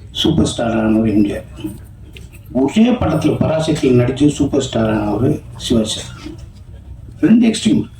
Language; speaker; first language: Tamil; native; Tamil